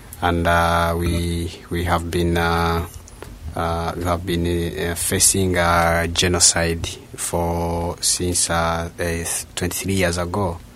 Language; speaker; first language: English; non-native, local second language; Kinyarwanda